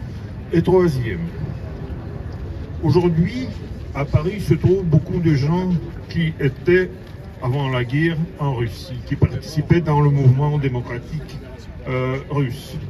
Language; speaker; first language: French; non-native, learner; Russian